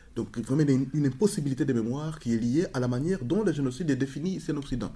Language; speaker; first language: French; non-native, local second language; Kinyarwanda